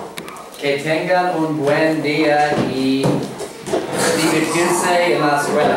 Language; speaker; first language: Spanish; non-native, learner; English